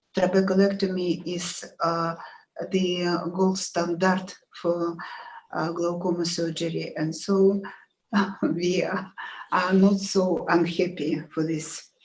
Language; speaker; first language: English; non-native, learner; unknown